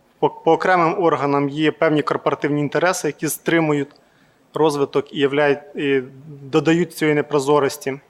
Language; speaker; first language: Ukrainian; native; Ukrainian